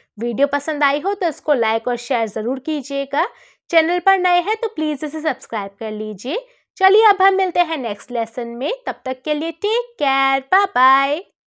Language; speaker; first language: Hindi; native; Hindi